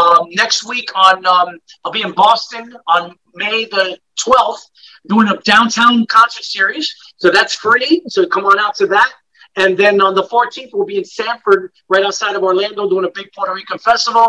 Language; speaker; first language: English; native; English